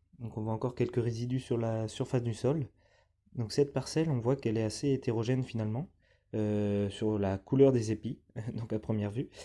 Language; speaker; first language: French; native; French